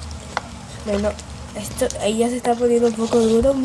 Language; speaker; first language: Spanish; native; Spanish